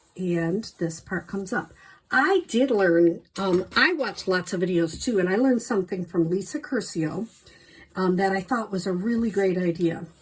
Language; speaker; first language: English; native; English